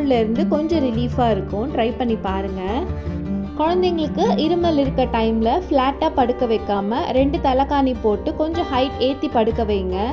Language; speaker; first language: Tamil; native; Tamil